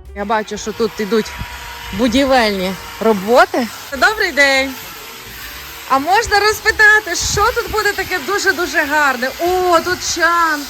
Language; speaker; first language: Ukrainian; native; Ukrainian